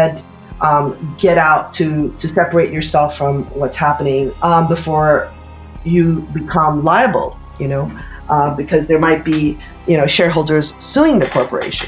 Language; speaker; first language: English; native; English